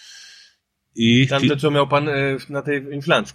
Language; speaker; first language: Polish; native; Polish